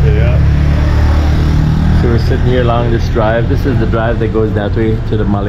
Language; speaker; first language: English; native; English